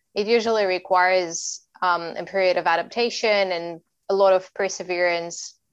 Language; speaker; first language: English; non-native, fluent; Bulgarian